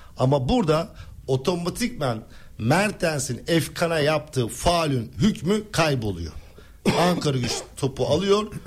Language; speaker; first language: Turkish; native; Turkish